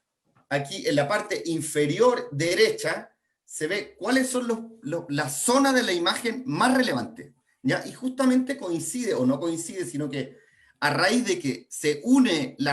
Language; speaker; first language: Spanish; native; Spanish